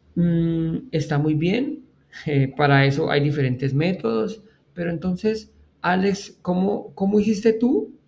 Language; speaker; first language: Spanish; native; Spanish